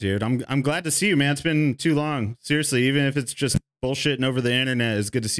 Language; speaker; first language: English; native; English